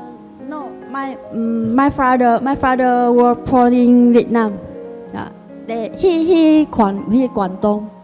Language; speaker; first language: English; non-native, learner; Vietnamese